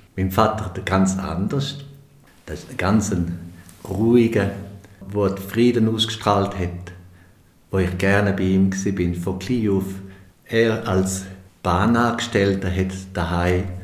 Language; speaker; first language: German; non-native, local second language; Romansh